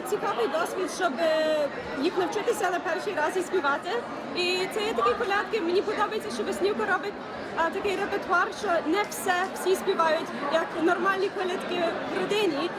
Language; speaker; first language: Ukrainian; early bilingual, heritage; Ukrainian